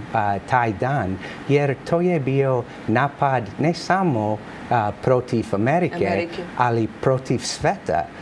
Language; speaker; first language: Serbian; non-native, learner; English